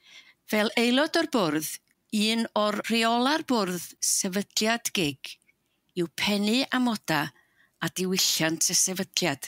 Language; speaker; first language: Welsh; native; Welsh